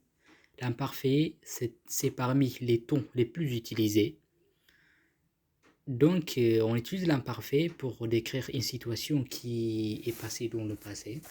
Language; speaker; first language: French; non-native, fluent; Tigrinya